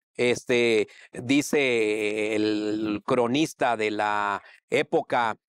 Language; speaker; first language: Spanish; native; Spanish